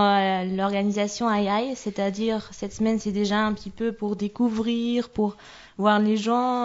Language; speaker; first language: French; non-native, fluent; German